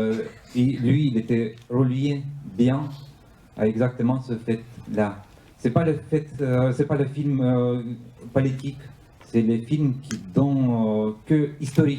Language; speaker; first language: French; non-native, learner; Russian